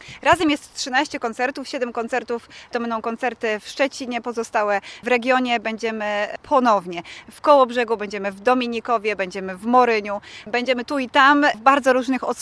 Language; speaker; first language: Polish; native; Polish